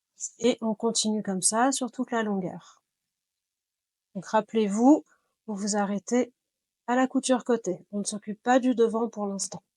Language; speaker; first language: French; native; French